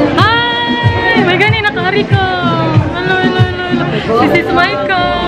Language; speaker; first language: Filipino; non-native, local second language; Cebuano